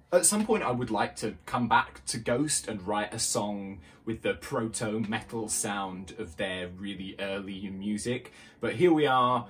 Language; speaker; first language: English; native; English